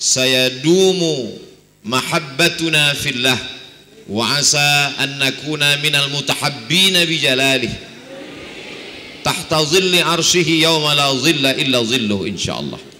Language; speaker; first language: Arabic; non-native, fluent; Indonesian